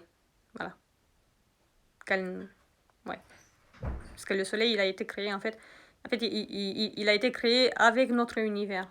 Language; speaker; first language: French; native; French